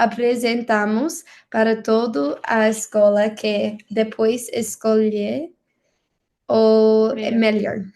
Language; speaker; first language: Portuguese; non-native, learner; English